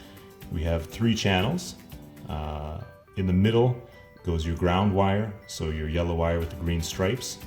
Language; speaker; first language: English; native; English